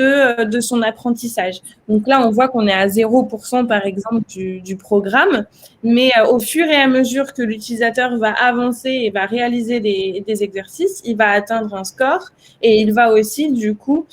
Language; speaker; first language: French; native; French